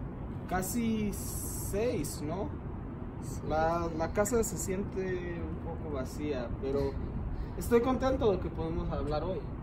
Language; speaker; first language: Spanish; non-native, learner; English